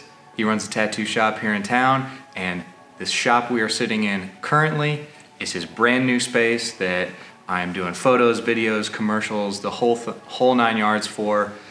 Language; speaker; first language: English; native; English